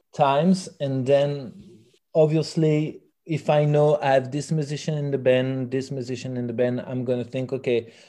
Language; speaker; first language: English; non-native, fluent; French